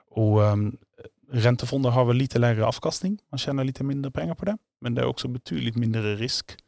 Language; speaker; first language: Swedish; non-native, fluent; Dutch